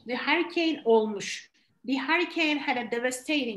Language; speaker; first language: English; non-native, fluent; Turkish